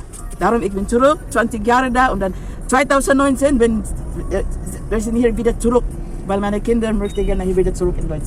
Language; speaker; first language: German; non-native, learner; Filipino